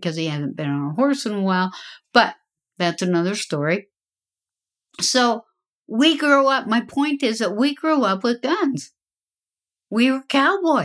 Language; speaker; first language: English; native; English